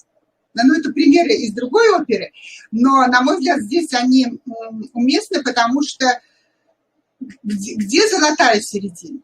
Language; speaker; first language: Russian; native; Russian